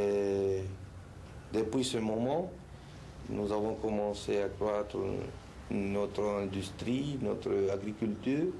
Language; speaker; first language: French; non-native, fluent; Spanish